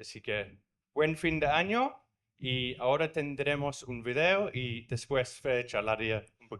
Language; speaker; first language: Spanish; non-native, fluent; English